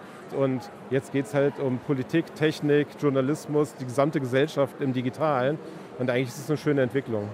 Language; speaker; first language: German; native; German